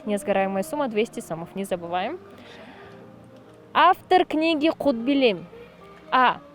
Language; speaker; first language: Russian; native; Russian